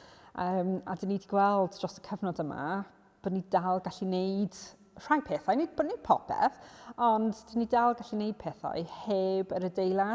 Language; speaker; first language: Welsh; non-native, local second language; English